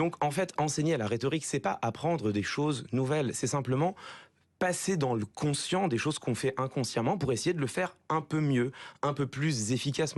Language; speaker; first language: French; native; French